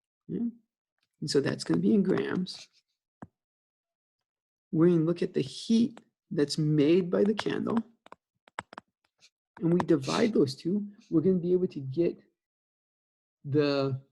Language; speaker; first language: English; native; English